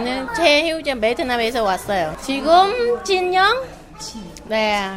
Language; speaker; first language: Korean; non-native, learner; Vietnamese